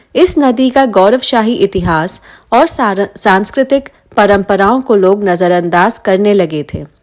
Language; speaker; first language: Hindi; native; Hindi